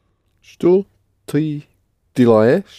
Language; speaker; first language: Russian; non-native, learner; English